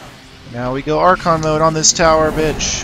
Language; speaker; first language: English; native; English